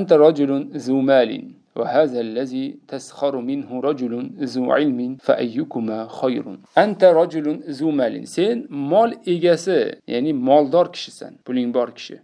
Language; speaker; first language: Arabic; non-native, fluent; Uzbek